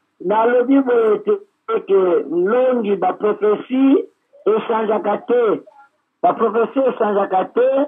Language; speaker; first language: Lingala; non-native, local second language; Kongo